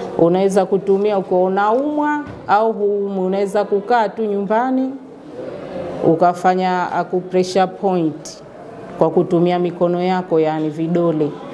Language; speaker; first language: Swahili; native; Swahili